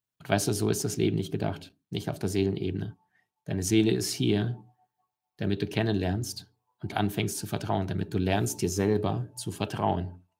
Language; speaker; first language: German; early bilingual, other home language; Russian